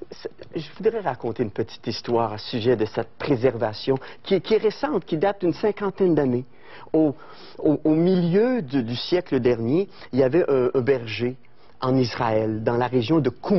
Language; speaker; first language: French; native; French